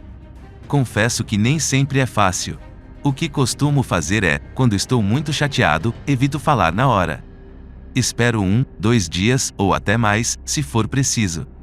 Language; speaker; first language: Portuguese; native; Portuguese